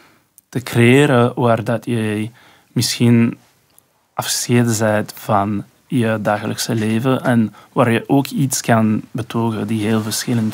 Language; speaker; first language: Dutch; non-native, local second language; French